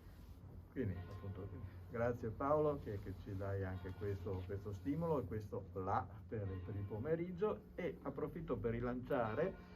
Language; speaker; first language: Italian; native; Italian